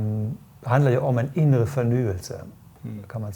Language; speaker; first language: Swedish; non-native, fluent; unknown